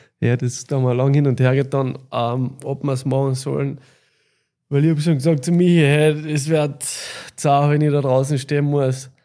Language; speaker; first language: German; native; German